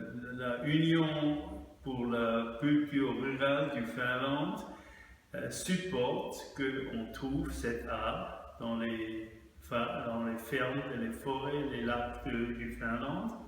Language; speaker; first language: French; non-native, fluent; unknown